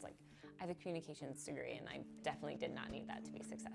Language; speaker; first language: English; native; English